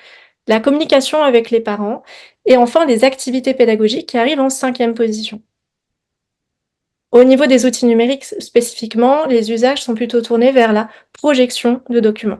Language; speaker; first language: French; native; French